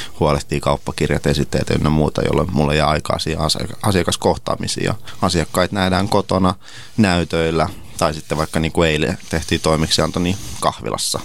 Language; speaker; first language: Finnish; early bilingual, other home language; Russian